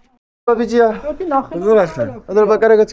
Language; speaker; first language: Georgian; non-native, learner; Korean